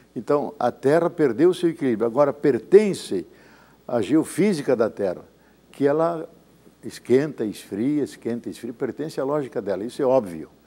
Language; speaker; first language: Portuguese; native; Portuguese